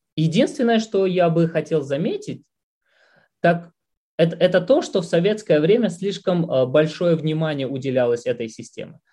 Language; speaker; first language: Russian; non-native, local second language; Tajik